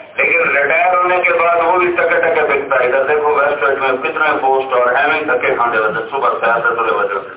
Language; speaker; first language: Urdu; non-native, local second language; Punjabi